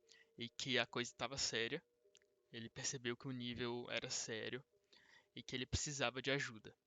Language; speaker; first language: Portuguese; native; Portuguese